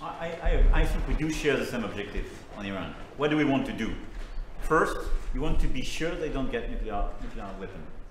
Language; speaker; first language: English; non-native, fluent; French